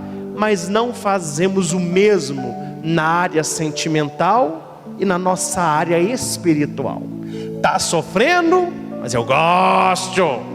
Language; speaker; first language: Portuguese; native; Portuguese